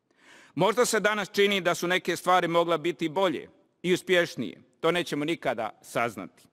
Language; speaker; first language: Bosnian; native; Bosnian